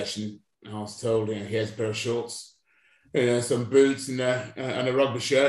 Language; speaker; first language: English; non-native, local second language; Yoruba